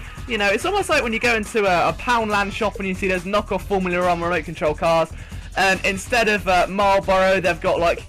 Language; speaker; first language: English; native; English